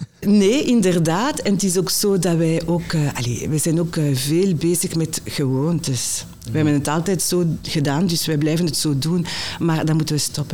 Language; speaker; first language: Dutch; non-native, local second language; French